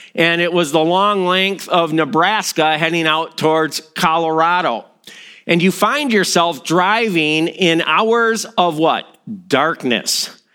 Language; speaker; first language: English; native; English